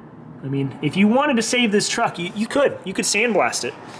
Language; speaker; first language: English; native; English